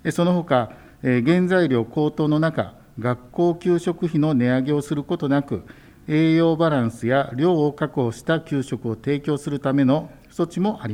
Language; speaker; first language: Japanese; native; Japanese